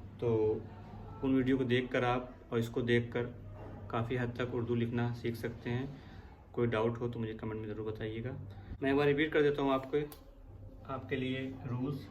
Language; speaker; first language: Hindi; native; Hindi